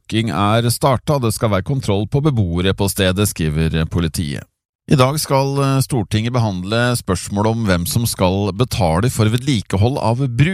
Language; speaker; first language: Norwegian; native; Norwegian